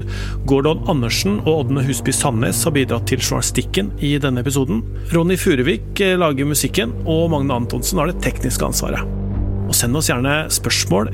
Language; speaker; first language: Norwegian; native; Norwegian